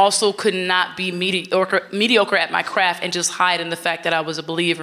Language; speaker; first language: English; native; English